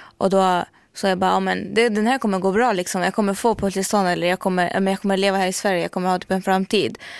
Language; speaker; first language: Swedish; non-native, learner; Albanian